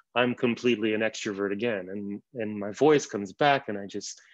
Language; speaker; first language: English; native; English